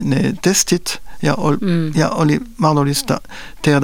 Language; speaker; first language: Finnish; non-native, fluent; French